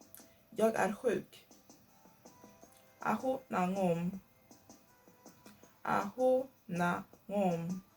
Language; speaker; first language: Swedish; non-native, fluent; Igbo